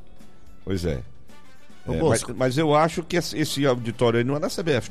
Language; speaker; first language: Portuguese; native; Portuguese